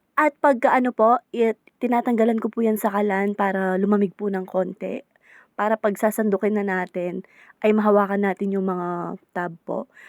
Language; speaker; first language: Filipino; native; Filipino